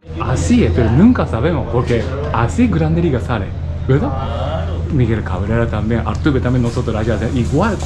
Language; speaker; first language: Spanish; non-native, learner; Japanese